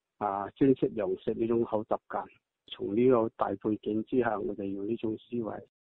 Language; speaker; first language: Cantonese; non-native, local second language; Hakka Chinese